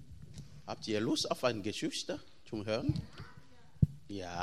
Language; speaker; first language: German; non-native, fluent; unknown